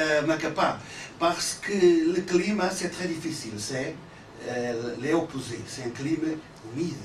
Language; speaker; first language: French; non-native, learner; Portuguese